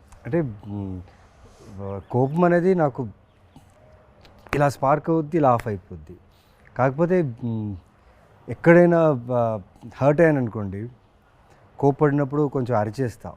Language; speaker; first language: Telugu; native; Telugu